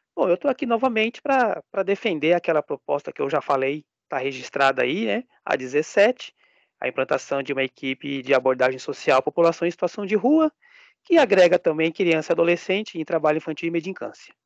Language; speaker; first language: Portuguese; native; Portuguese